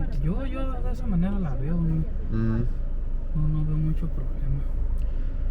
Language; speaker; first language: Spanish; native; Spanish